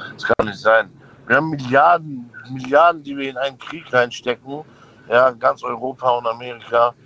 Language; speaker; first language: German; native; German